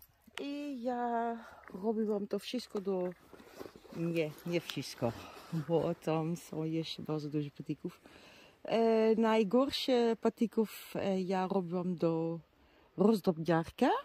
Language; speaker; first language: Polish; non-native, learner; Dutch